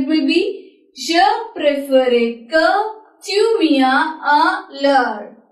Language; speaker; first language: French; non-native, learner; Hindi